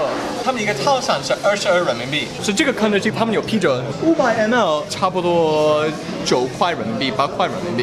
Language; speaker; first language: Chinese; non-native, fluent; English